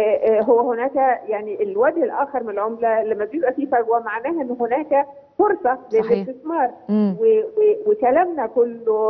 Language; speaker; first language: Arabic; native; Arabic